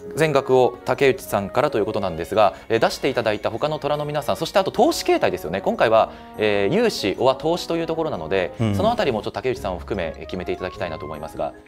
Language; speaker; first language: Japanese; native; Japanese